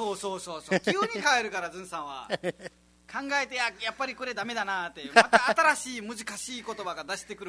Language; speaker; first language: Japanese; non-native, fluent; Nepali